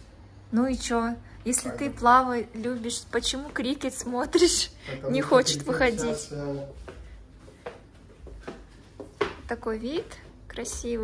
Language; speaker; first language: Russian; native; Russian